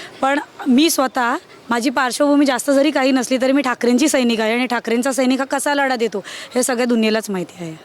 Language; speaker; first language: Marathi; native; Marathi